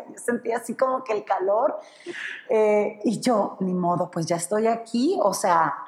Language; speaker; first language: Spanish; native; Spanish